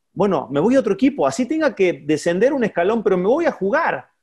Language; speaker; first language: Spanish; native; Spanish